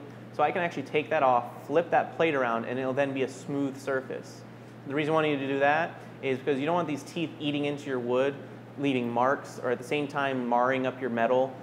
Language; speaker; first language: English; native; English